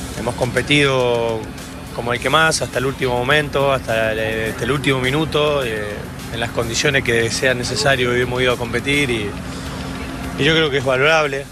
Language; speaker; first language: Spanish; native; Spanish